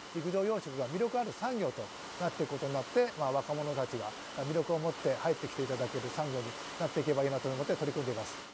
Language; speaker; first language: Japanese; native; Japanese